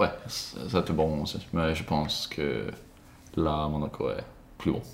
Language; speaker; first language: French; non-native, learner; Swedish